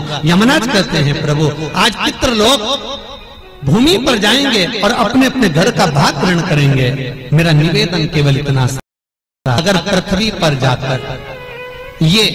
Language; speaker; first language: Hindi; native; Hindi